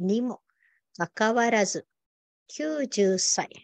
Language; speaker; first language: Japanese; non-native, fluent; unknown